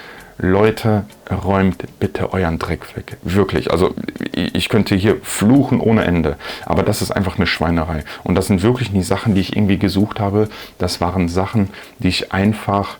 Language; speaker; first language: German; native; German